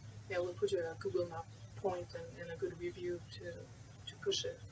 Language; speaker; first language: English; non-native, fluent; French